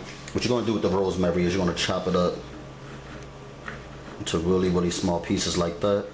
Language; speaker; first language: English; native; English